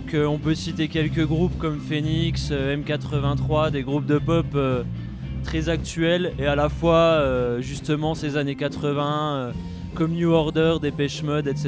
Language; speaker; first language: French; native; French